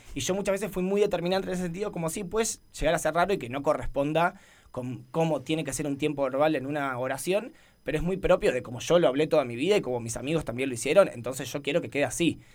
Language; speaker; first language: Spanish; native; Spanish